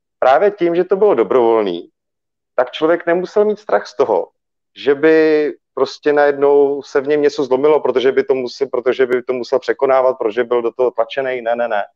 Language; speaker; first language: Czech; early bilingual, other home language; Russian